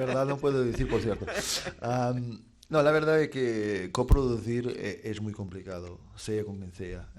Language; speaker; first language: Spanish; non-native, fluent; Portuguese